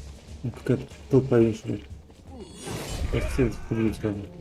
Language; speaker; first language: Russian; native; Russian